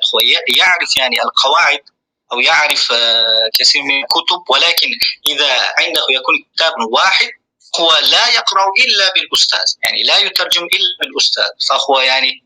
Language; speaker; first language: Arabic; non-native, fluent; Uzbek